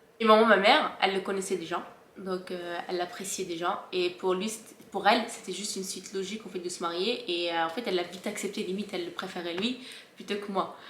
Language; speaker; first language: French; early bilingual, other home language; Arabic